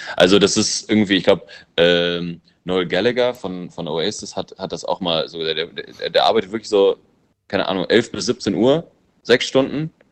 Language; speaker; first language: German; early bilingual, other home language; English